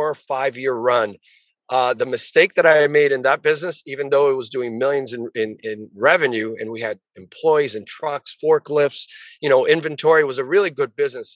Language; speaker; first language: English; early bilingual, other home language; Portuguese